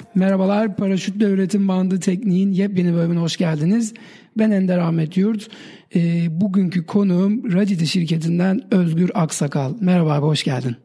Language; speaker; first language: Turkish; native; Turkish